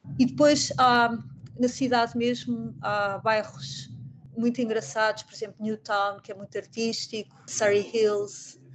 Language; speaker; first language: Portuguese; native; Portuguese